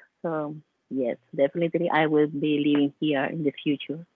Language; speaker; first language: English; non-native, learner; Spanish